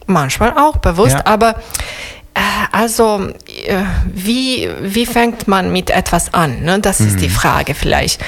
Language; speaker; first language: German; non-native, learner; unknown